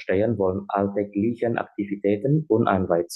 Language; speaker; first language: German; non-native, learner; Indonesian